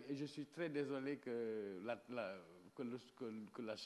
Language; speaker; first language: Spanish; non-native, learner; Wolof